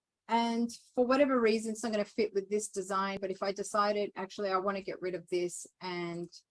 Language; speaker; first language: English; native; English